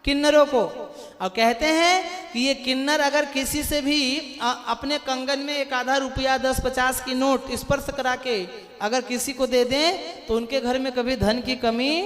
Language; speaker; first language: Hindi; non-native, local second language; Marathi